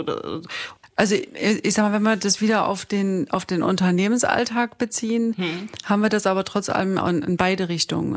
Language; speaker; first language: German; native; German